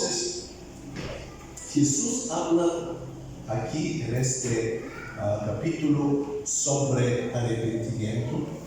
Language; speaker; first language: Spanish; non-native, fluent; Bulgarian